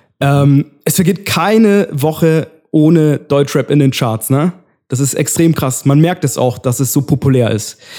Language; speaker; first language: German; early bilingual, other home language; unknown